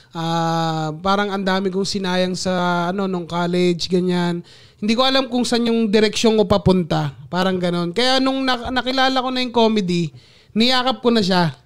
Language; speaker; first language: Filipino; native; Filipino